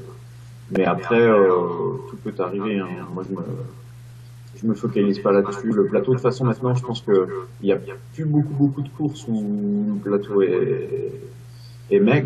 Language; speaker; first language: French; native; French